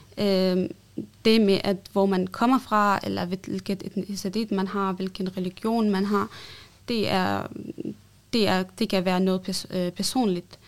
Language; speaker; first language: Danish; early bilingual, other home language; Arabic